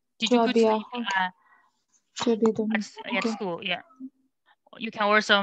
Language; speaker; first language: English; non-native, learner; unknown